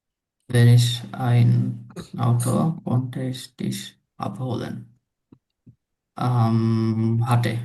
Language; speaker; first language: German; non-native, learner; Bangla